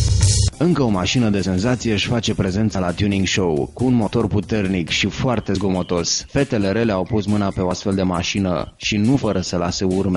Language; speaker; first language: Romanian; native; Romanian